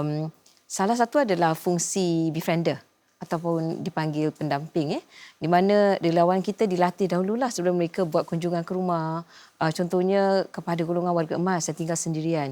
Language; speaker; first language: Malay; native; Malay